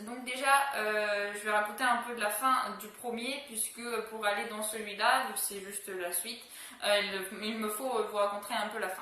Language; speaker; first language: French; native; French